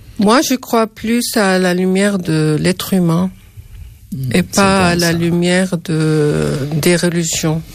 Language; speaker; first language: French; non-native, fluent; Arabic